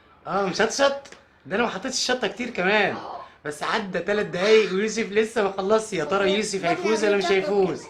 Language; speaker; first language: Arabic; native; Arabic